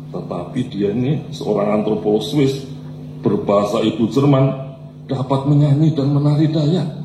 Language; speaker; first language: Indonesian; non-native, local second language; Javanese